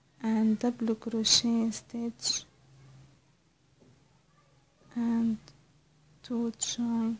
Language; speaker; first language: English; non-native, learner; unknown